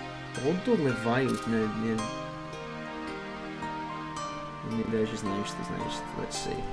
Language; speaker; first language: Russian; non-native, learner; English